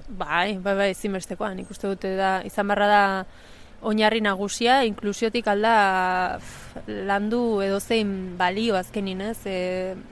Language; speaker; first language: Basque; early bilingual, other home language; Spanish